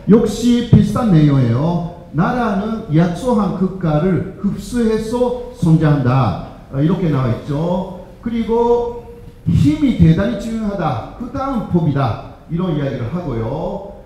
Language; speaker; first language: Korean; non-native, fluent; Japanese